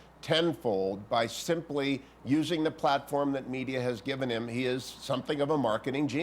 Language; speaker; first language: English; native; English